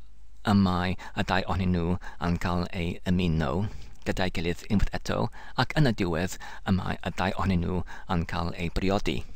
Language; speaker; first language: Welsh; non-native, learner; English